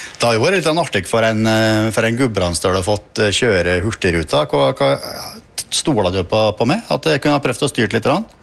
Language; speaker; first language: Norwegian; native; Norwegian